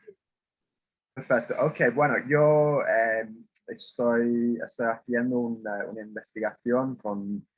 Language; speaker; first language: Spanish; non-native, fluent; English